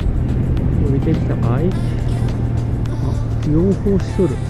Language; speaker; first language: Japanese; native; Japanese